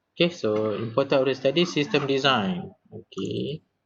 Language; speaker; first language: English; non-native, local second language; Malay